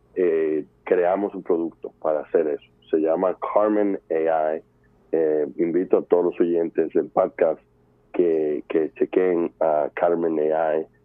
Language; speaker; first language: Spanish; early bilingual, heritage; Spanish